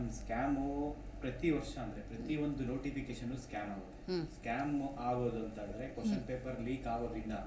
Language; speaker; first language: Kannada; native; Kannada